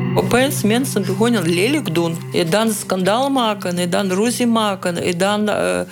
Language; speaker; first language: Dutch; non-native, learner; Russian